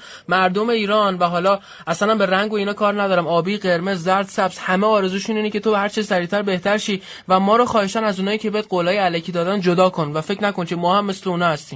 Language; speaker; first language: Persian; native; Persian